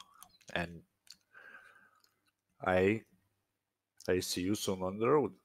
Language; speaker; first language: English; non-native, learner; Lithuanian